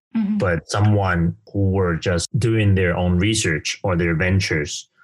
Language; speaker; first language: English; non-native, fluent; Chinese